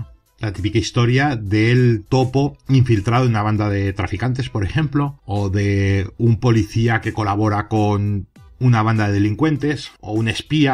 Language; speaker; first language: Spanish; native; Spanish